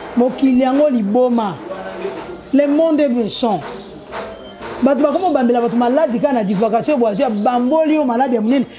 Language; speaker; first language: Lingala; non-native, local second language; Luba-Lulua